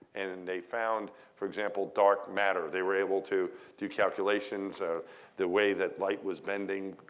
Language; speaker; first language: English; native; English